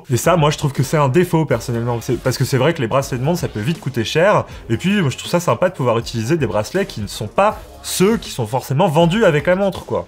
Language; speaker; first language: French; native; French